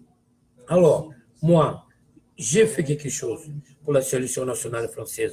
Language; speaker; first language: French; non-native, fluent; Portuguese